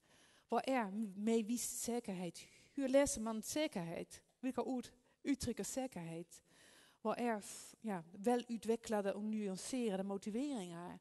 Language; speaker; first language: Swedish; non-native, fluent; Dutch